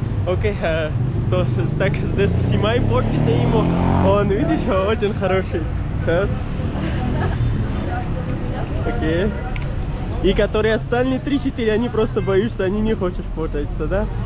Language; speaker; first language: Russian; non-native, learner; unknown